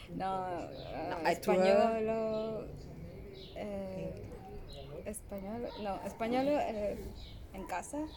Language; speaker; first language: Italian; non-native, learner; Spanish